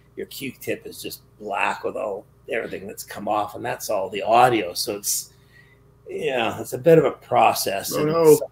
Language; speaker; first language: English; native; English